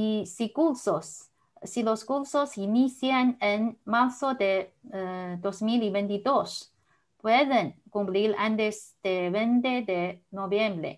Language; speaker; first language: Spanish; non-native, fluent; Chinese